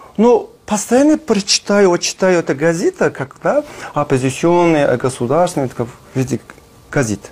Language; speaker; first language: Russian; non-native, learner; Kazakh